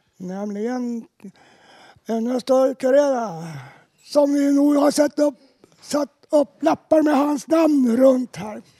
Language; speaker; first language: Swedish; native; Swedish